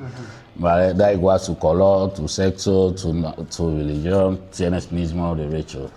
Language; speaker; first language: Spanish; non-native, learner; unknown